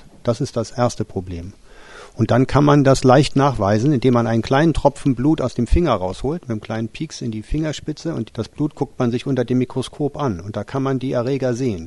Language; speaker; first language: German; native; German